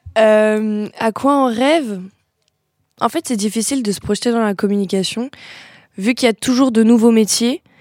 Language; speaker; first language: French; native; French